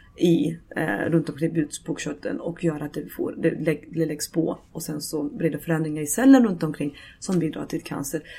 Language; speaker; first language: Swedish; early bilingual, other home language; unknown